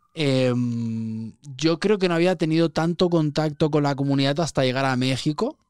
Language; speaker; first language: Spanish; native; Spanish